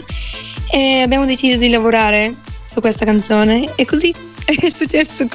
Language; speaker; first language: Italian; non-native, fluent; Bulgarian